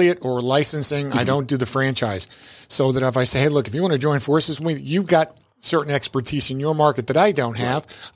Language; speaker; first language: English; early bilingual, other home language; Italian